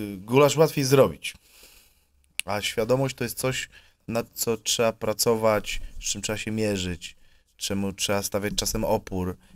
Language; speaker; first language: Polish; native; Polish